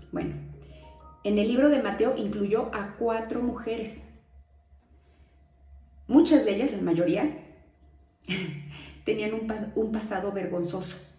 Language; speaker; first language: Spanish; native; Spanish